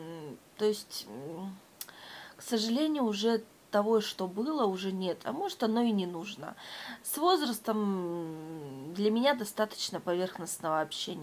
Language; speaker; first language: Russian; native; Russian